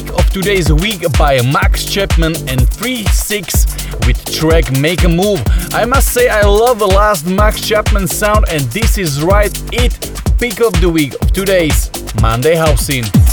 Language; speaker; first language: English; non-native, fluent; Slovak